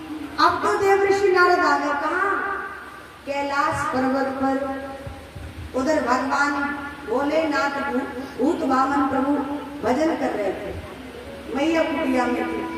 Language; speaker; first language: Hindi; native; Hindi